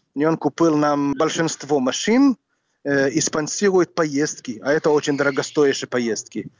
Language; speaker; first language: Russian; non-native, fluent; Hebrew